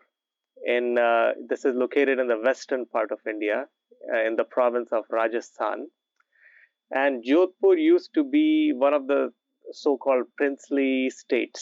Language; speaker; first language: English; non-native, local second language; Urdu